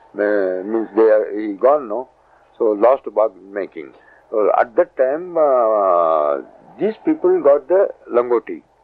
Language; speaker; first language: English; non-native, local second language; Marathi